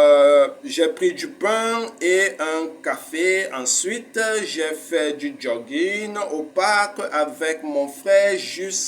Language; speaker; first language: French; non-native, fluent; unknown